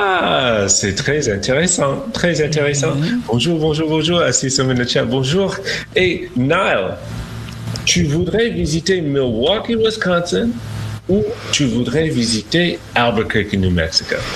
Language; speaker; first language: French; non-native, fluent; English